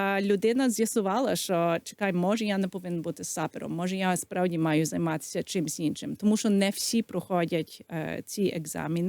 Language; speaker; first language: Ukrainian; early bilingual, heritage; Ukrainian